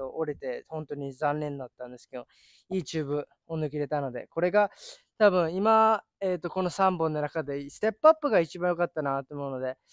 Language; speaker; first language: Japanese; early bilingual, other home language; English